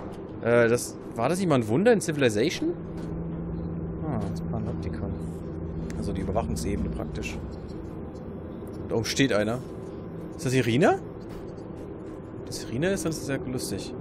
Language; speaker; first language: German; native; German